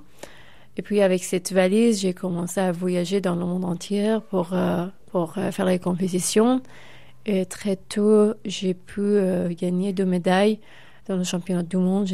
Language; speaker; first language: French; non-native, fluent; Persian